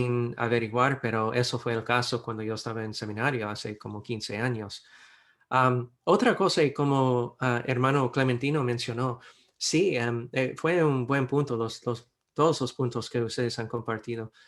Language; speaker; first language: Spanish; non-native, fluent; English